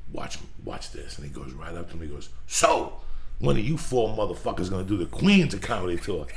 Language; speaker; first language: English; native; English